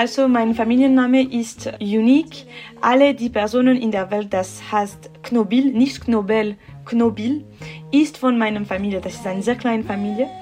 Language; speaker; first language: German; non-native, local second language; French